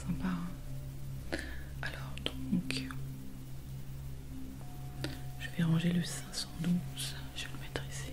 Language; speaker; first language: French; native; French